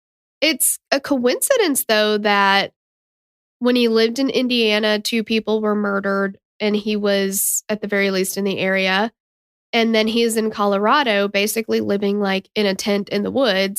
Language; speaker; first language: English; native; English